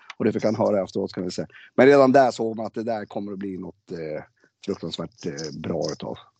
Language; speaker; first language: Swedish; native; Swedish